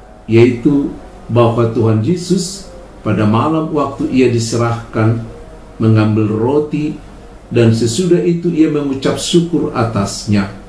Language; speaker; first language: Indonesian; native; Indonesian